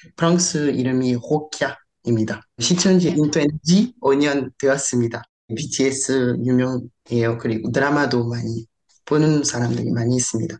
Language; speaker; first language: Korean; non-native, learner; French